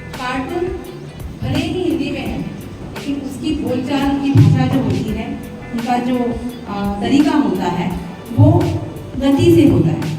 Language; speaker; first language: Hindi; non-native, local second language; Marathi